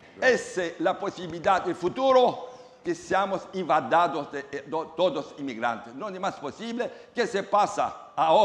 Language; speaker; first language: Spanish; non-native, learner; Romanian